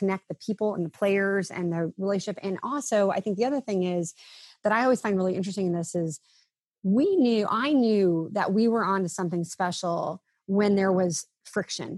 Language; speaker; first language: English; native; English